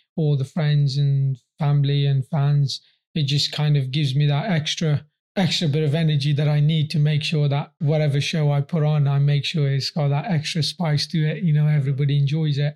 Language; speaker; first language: English; early bilingual, other home language; Persian